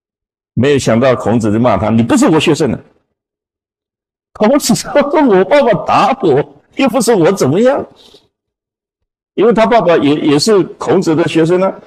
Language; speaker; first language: Chinese; native; Chinese